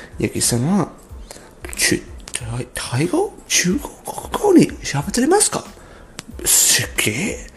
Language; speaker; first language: Japanese; non-native, learner; English